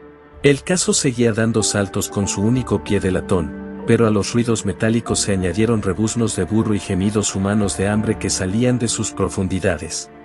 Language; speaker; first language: Spanish; native; Spanish